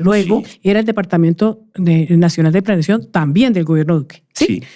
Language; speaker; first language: Spanish; native; Spanish